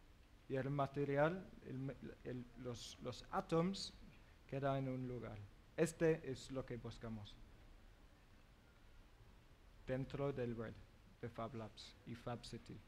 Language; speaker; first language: Spanish; non-native, learner; English